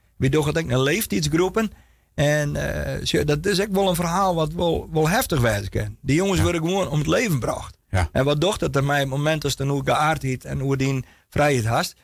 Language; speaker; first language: Dutch; non-native, local second language; Western Frisian